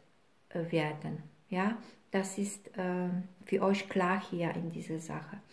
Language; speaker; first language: German; non-native, fluent; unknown